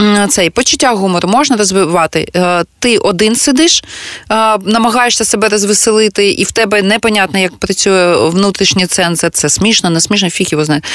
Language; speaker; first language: Ukrainian; non-native, local second language; Russian